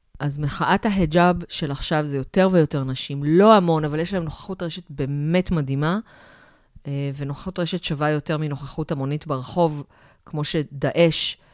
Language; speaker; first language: Hebrew; native; Hebrew